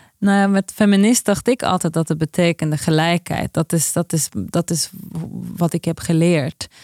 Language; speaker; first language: Dutch; non-native, fluent; Norwegian